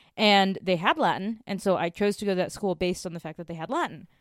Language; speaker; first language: English; native; English